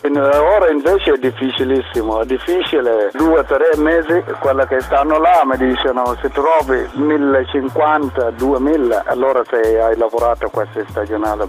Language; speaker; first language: Italian; non-native, learner; Arabic